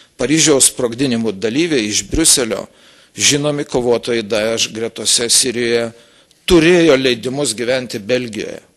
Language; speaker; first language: Lithuanian; native; Lithuanian